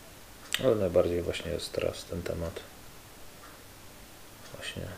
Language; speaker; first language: Polish; native; Polish